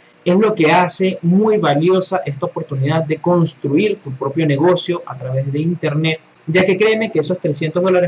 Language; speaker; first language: Spanish; native; Spanish